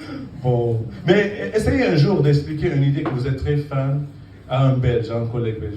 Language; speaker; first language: French; non-native, fluent; Arabic